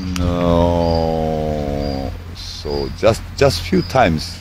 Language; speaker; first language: English; non-native, learner; Japanese